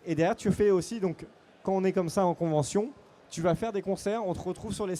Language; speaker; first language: French; native; French